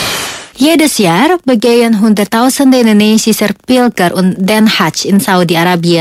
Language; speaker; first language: German; non-native, fluent; Indonesian